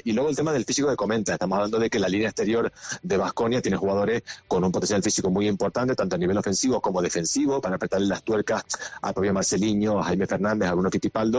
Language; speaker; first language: Spanish; native; Spanish